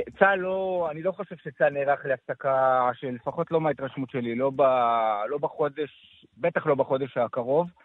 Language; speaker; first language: Hebrew; native; Hebrew